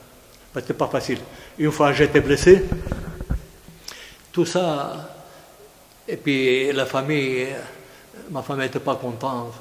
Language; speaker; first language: French; non-native, fluent; Greek